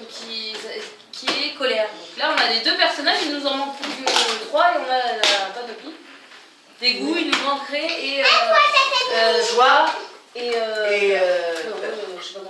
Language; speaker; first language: French; native; French